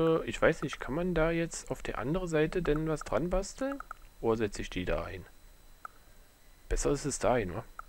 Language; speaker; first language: German; native; German